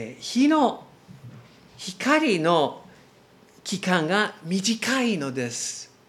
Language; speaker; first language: Japanese; non-native, learner; English